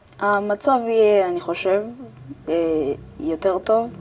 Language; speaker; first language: Hebrew; early bilingual, other home language; Amharic